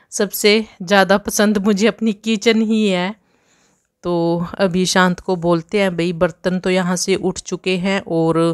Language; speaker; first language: Hindi; native; Hindi